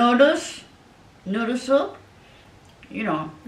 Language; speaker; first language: English; non-native, learner; Japanese